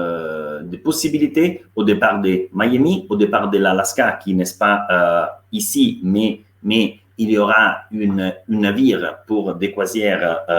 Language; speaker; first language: French; non-native, fluent; Italian